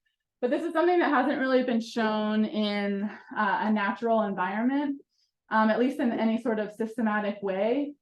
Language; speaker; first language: English; native; English